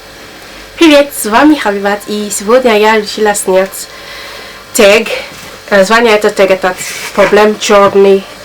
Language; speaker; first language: Russian; non-native, learner; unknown